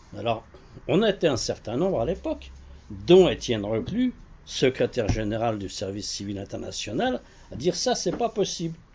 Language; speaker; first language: French; native; French